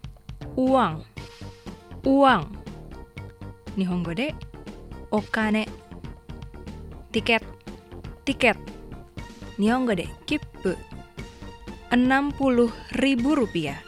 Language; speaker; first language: Japanese; non-native, fluent; Indonesian